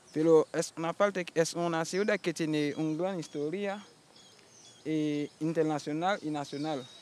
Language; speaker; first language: Spanish; non-native, learner; Haitian Creole